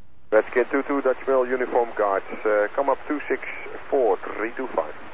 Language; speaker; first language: English; non-native, fluent; Dutch